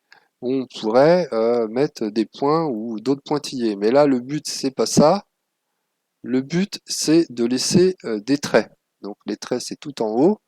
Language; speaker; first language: French; native; French